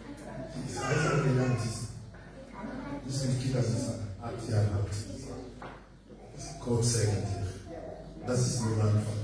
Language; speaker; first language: German; non-native, learner; French